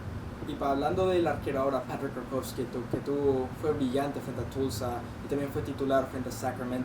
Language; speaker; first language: Spanish; native; Spanish